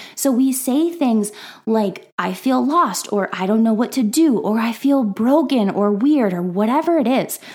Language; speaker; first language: English; native; English